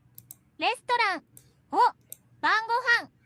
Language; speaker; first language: Japanese; non-native, learner; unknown